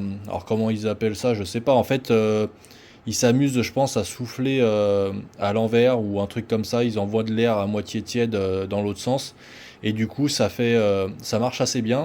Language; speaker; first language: French; native; French